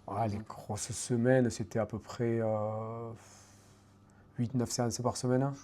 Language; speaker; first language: French; native; French